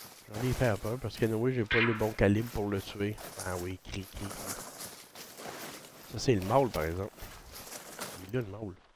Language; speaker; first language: French; native; French